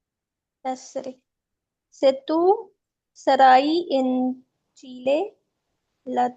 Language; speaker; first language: Italian; non-native, learner; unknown